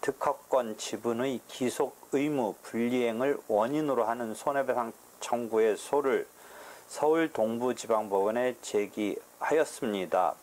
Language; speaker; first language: Korean; native; Korean